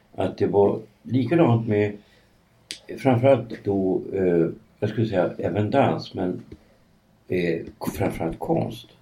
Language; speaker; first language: Swedish; native; Swedish